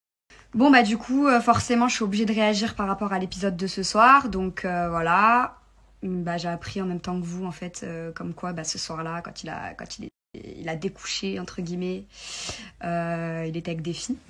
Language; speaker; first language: French; native; French